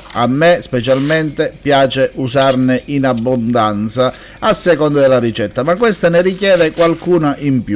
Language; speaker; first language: Italian; native; Italian